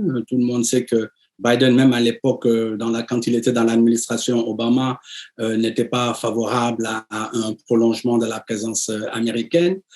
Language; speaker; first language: French; native; French